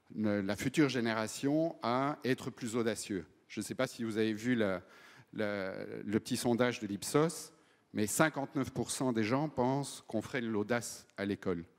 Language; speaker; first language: French; native; French